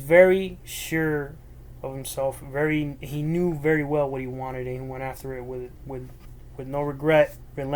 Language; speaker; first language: English; early bilingual, other home language; Spanish